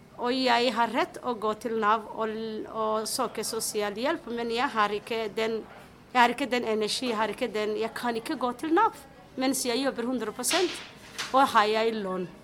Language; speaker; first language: Norwegian; non-native, fluent; Somali